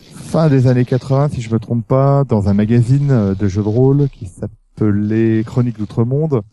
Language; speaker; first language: French; native; French